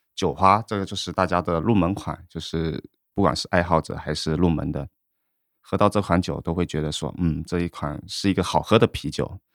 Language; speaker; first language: Chinese; native; Chinese